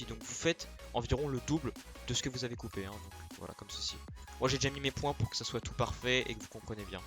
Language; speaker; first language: French; native; French